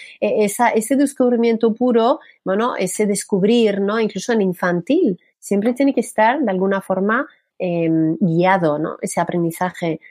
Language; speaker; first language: Spanish; non-native, fluent; French